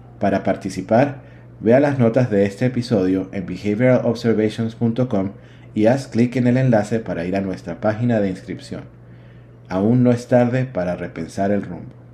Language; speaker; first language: Spanish; native; Spanish